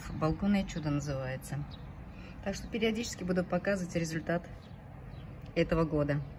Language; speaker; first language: Russian; native; Russian